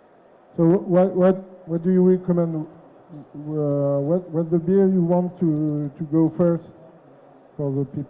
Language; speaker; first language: English; non-native, fluent; French